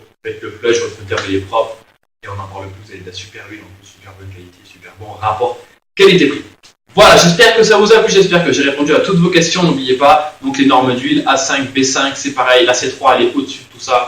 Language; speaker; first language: French; native; French